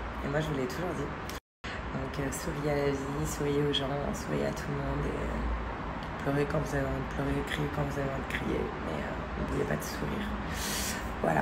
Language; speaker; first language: French; native; French